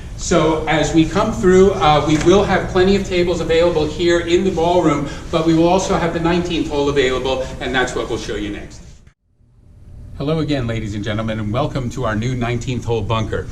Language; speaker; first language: English; native; English